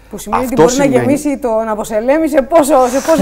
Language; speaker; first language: Greek; native; Greek